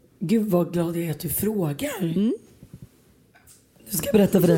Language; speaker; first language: Swedish; native; Swedish